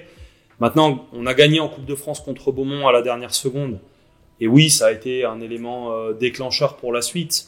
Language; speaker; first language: French; native; French